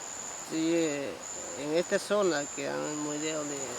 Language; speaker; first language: Spanish; non-native, local second language; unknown